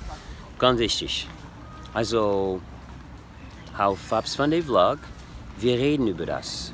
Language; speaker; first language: German; non-native, learner; French